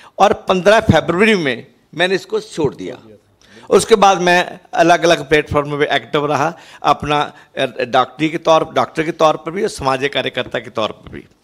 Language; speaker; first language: Hindi; non-native, local second language; Punjabi